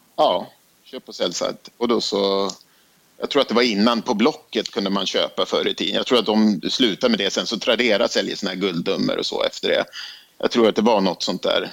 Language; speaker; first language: Swedish; native; Swedish